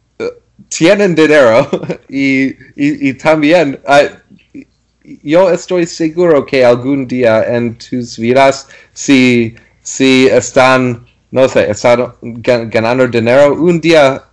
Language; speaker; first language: Spanish; non-native, learner; English